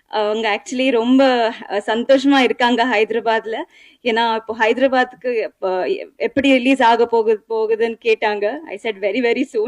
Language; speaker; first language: Tamil; non-native, fluent; Telugu